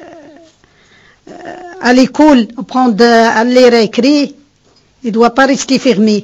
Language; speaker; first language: French; non-native, learner; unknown